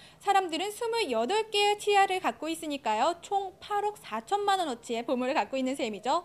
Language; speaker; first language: Korean; native; Korean